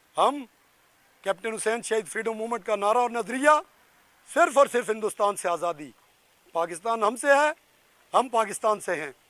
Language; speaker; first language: Urdu; non-native, local second language; Pahari-Potwari